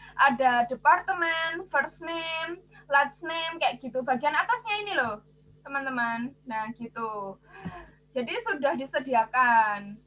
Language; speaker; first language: Indonesian; native; Indonesian